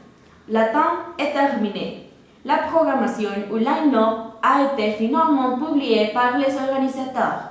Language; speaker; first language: French; non-native, learner; Spanish